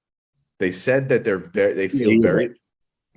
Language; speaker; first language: English; native; English